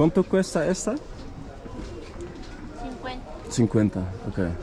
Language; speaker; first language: Spanish; non-native, learner; Dutch